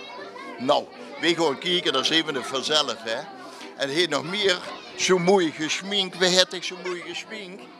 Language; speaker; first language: Dutch; native; Dutch